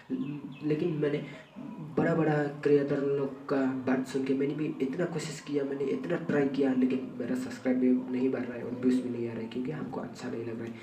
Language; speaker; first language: Hindi; non-native, local second language; Bodo